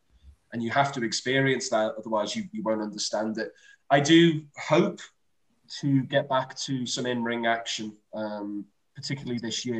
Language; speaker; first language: English; native; English